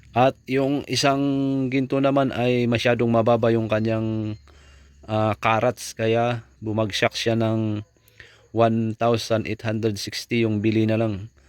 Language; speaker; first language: Filipino; native; Filipino